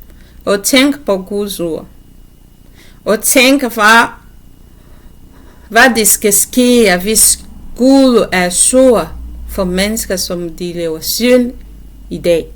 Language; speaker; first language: Danish; non-native, learner; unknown